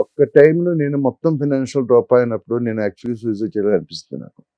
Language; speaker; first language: Telugu; non-native, fluent; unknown